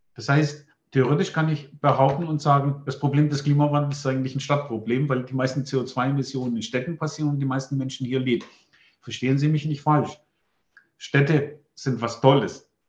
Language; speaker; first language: German; non-native, fluent; Greek